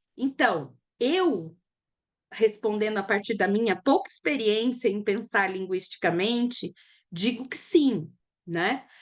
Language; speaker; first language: Portuguese; native; Portuguese